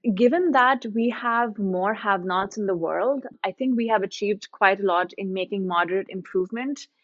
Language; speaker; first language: English; non-native, local second language; Hindi